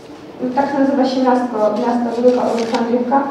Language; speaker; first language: Polish; non-native, learner; Ukrainian